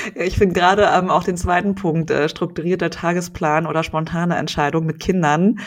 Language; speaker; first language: German; native; German